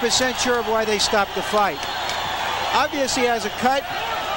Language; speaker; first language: English; native; English